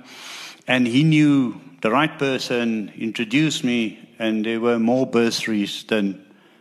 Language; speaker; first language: English; non-native, local second language; Afrikaans